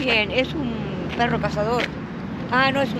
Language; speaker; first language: Spanish; native; Spanish